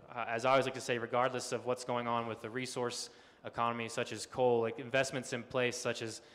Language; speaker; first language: English; native; English